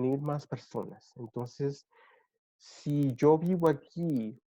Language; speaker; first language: Spanish; early bilingual, other home language; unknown